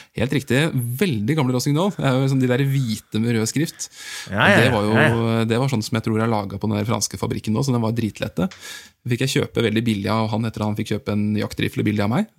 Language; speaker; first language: Norwegian; native; Norwegian